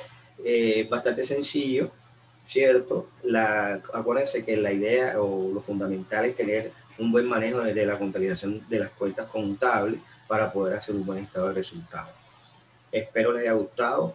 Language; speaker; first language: Spanish; native; Spanish